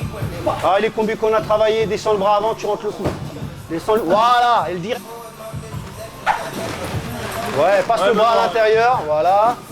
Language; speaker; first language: French; native; French